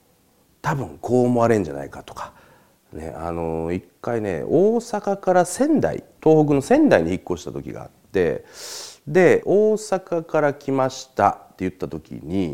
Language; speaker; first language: Japanese; native; Japanese